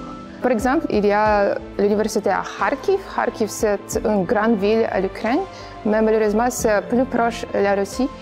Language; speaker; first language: French; non-native, learner; Ukrainian